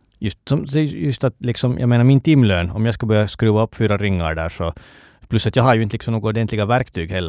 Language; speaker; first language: Swedish; native; Swedish